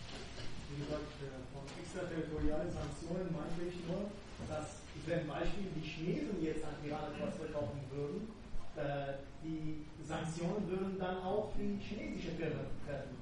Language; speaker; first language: German; non-native, fluent; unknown